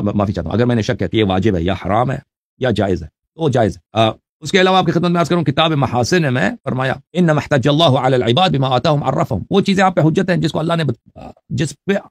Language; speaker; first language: Urdu; native; Urdu